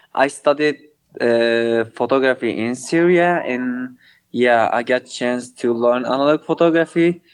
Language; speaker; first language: English; non-native, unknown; Kurdish